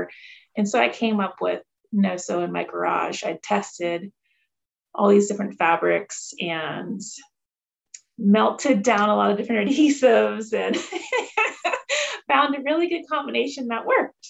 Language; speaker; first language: English; native; English